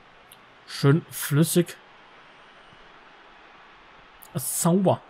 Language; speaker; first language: German; native; German